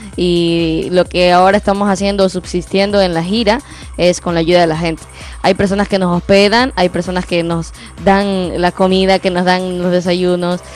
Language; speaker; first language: Spanish; native; Spanish